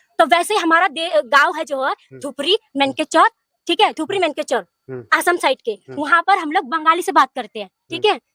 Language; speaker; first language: Hindi; non-native, local second language; Bangla